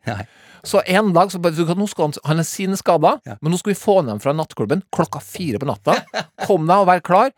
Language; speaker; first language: Norwegian; native; Norwegian